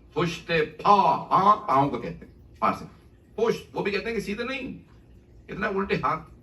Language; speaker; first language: Urdu; native; Urdu